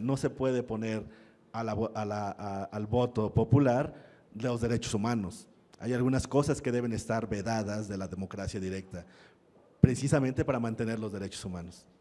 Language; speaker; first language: Spanish; native; Spanish